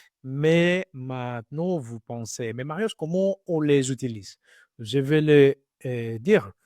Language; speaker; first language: French; non-native, learner; Greek